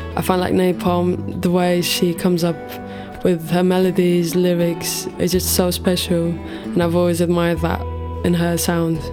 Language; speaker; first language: English; non-native, fluent; Portuguese